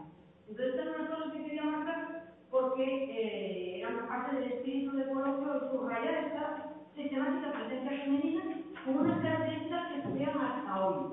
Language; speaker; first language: Spanish; native; Spanish